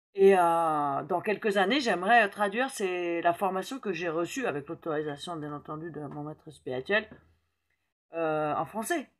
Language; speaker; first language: French; native; French